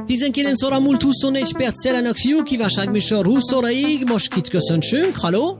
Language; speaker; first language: Hungarian; native; Hungarian